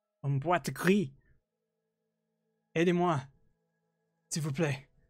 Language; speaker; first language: French; non-native, learner; English